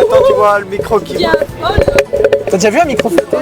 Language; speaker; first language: French; native; French